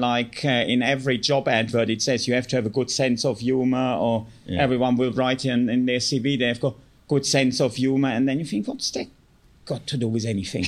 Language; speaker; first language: English; non-native, fluent; German